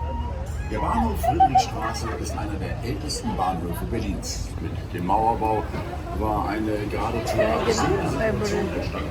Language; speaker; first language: German; native; German